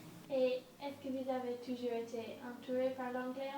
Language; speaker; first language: French; non-native, learner; English